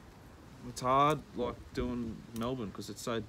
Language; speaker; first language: English; native; English